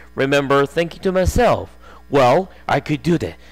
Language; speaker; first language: English; non-native, fluent; Korean